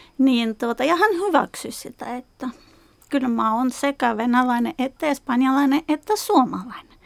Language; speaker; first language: Finnish; non-native, fluent; Russian